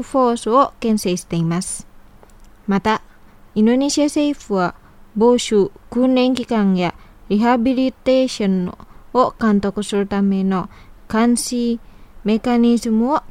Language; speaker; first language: Japanese; non-native, fluent; Indonesian